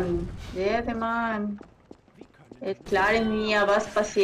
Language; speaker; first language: German; non-native, learner; Spanish